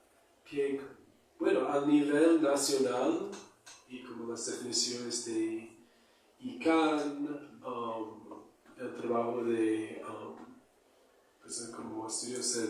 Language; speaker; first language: Spanish; non-native, fluent; English